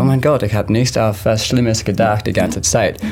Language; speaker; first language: German; non-native, learner; English